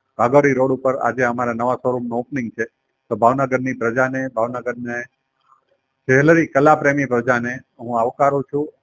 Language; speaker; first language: Gujarati; native; Gujarati